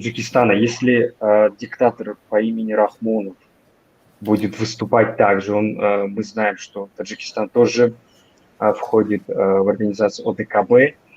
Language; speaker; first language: Russian; non-native, local second language; Tajik